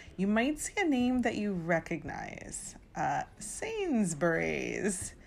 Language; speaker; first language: English; native; English